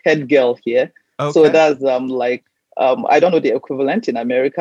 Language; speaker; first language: English; non-native, local second language; Hausa